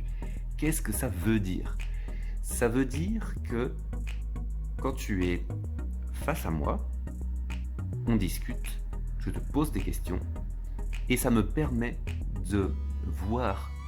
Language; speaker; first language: French; native; French